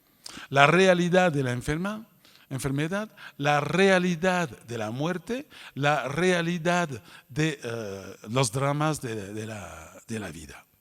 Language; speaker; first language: Spanish; non-native, fluent; French